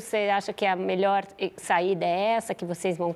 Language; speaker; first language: Portuguese; native; Portuguese